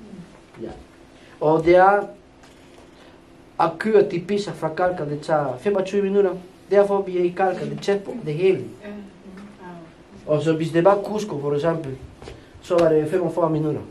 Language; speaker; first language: Danish; non-native, fluent; Spanish